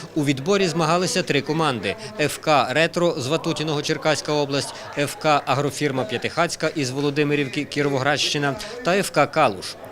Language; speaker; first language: Ukrainian; native; Ukrainian